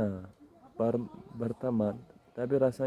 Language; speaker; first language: Indonesian; non-native, learner; Turkish